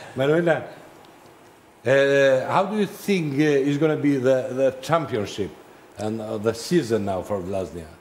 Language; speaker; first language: English; non-native, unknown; Albanian